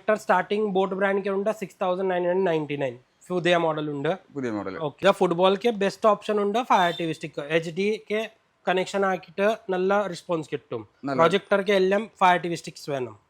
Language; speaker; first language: Malayalam; non-native, fluent; Hindi